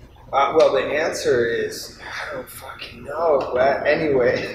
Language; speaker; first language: English; native; English